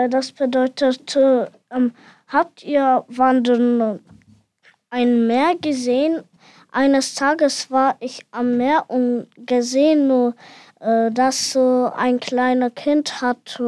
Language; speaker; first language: German; non-native, learner; Ukrainian